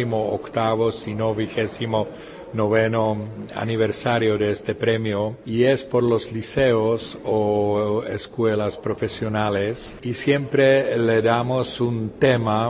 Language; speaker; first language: Spanish; non-native, fluent; Czech